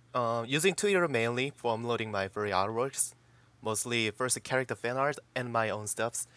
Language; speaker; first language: English; non-native, learner; Korean